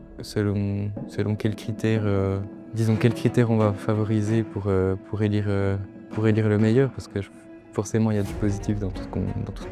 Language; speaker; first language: French; native; French